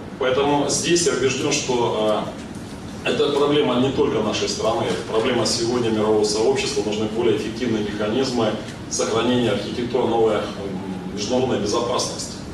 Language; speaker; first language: Russian; non-native, local second language; Ukrainian